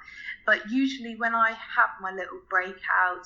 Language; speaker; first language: English; native; English